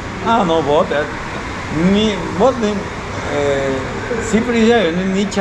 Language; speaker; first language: Russian; non-native, learner; Spanish